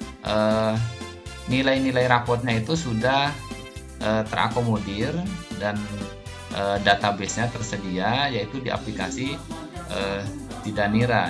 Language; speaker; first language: Indonesian; native; Indonesian